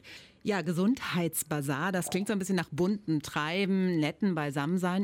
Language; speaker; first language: German; native; German